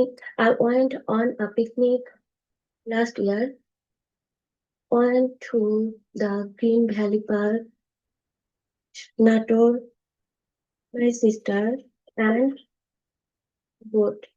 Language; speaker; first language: English; non-native, learner; Bangla